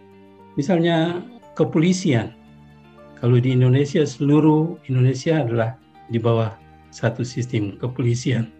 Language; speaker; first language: Indonesian; non-native, local second language; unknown